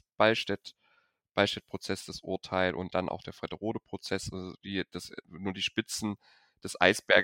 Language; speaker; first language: German; native; German